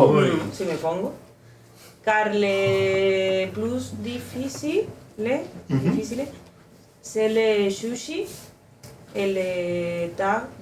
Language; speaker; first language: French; non-native, learner; Spanish